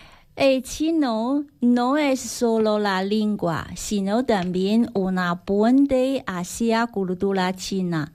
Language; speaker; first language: Spanish; non-native, learner; Chinese